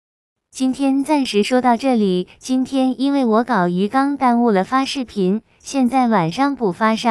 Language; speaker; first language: Chinese; non-native, fluent; Vietnamese